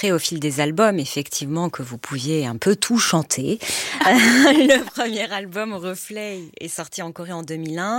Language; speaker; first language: French; native; French